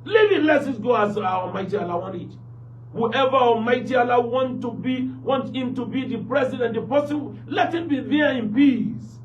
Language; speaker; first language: English; non-native, local second language; Yoruba